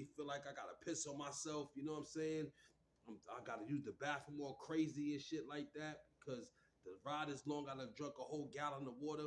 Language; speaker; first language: English; native; English